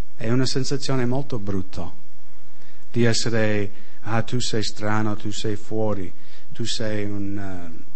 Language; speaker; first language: Italian; non-native, fluent; English